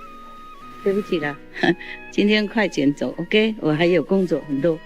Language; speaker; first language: Chinese; non-native, learner; Vietnamese